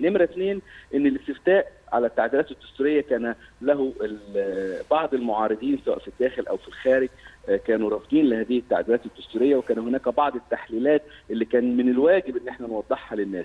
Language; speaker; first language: Arabic; native; Arabic